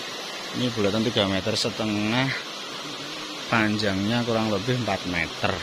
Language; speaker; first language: Indonesian; non-native, local second language; Javanese